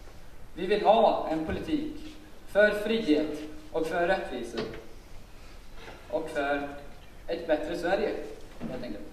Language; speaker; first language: Swedish; native; Swedish